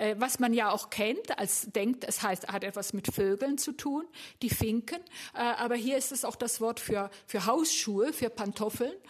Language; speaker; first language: German; native; German